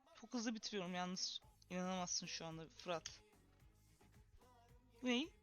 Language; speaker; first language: Turkish; native; Turkish